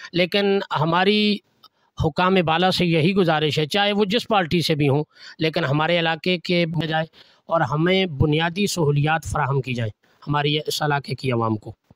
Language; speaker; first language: Urdu; non-native, local second language; Northern Hindko